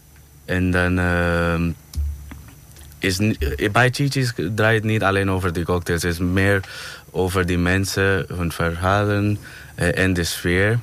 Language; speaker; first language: Dutch; non-native, fluent; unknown